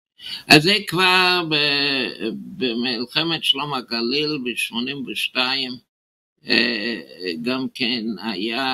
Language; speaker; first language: Hebrew; non-native, fluent; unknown